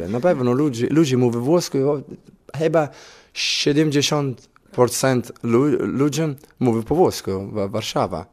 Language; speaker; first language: Polish; non-native, learner; Italian